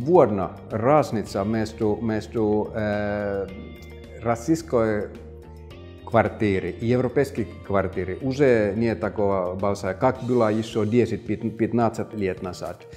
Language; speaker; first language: Russian; non-native, fluent; Finnish